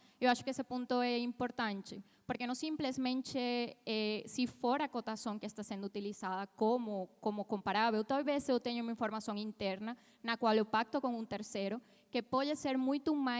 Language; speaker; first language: Portuguese; non-native, fluent; Spanish